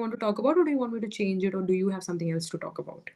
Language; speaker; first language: English; non-native, local second language; Hindi